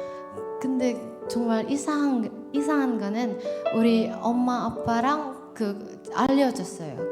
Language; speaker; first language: Korean; non-native, learner; Indonesian